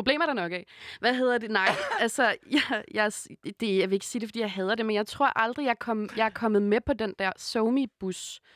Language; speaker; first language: Danish; native; Danish